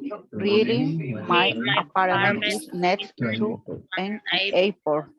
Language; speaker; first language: English; non-native, learner; Spanish